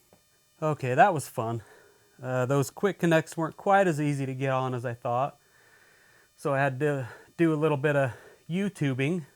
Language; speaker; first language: English; native; English